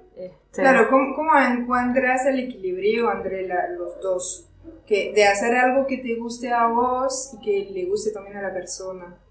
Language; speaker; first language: Spanish; non-native, fluent; French